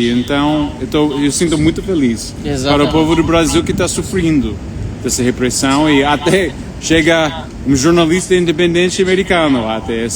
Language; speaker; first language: Portuguese; non-native, fluent; English